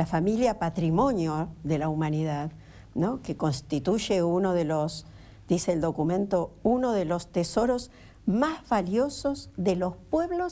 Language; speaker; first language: Spanish; native; Spanish